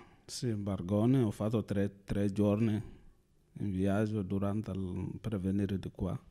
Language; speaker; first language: Italian; non-native, learner; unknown